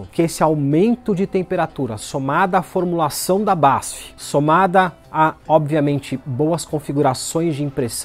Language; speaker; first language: Portuguese; native; Portuguese